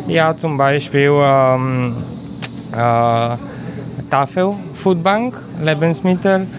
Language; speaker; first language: German; non-native, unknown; Bulgarian